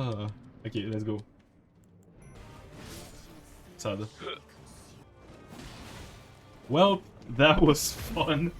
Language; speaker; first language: English; non-native, local second language; French